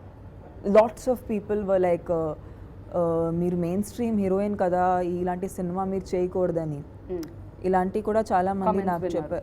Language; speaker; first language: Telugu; non-native, fluent; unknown